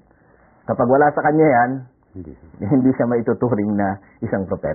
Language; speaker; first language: Filipino; native; Filipino